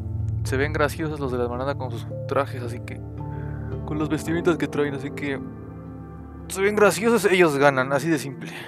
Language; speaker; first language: Spanish; native; Spanish